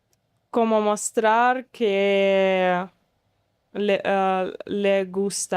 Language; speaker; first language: Spanish; non-native, learner; Russian